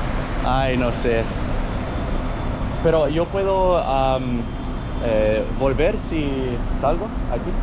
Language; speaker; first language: Spanish; non-native, learner; English